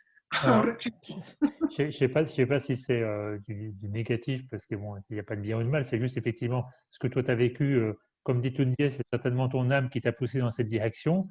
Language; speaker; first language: French; native; French